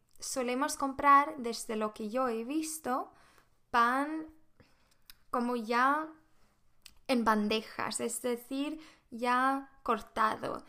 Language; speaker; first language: Spanish; non-native, fluent; Swedish